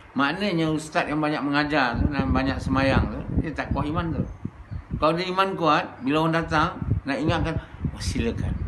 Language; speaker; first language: Malay; native; Malay